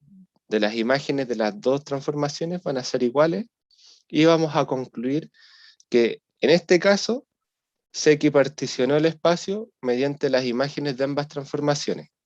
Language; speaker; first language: Spanish; native; Spanish